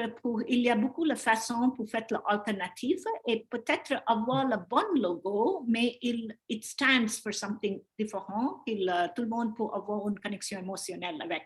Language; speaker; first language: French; non-native, learner; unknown